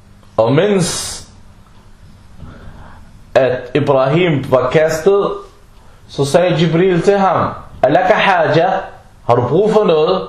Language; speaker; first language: Danish; non-native, fluent; Arabic